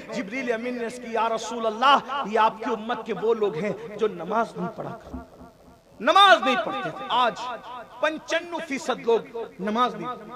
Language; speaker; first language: Urdu; native; Urdu